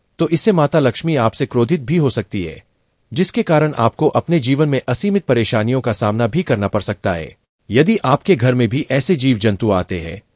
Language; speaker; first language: Hindi; non-native, local second language; Gujarati